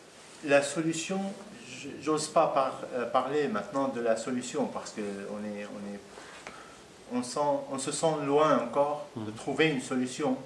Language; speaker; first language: French; non-native, fluent; Arabic